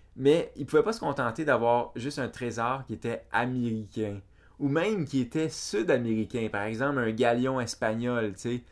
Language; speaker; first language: French; native; French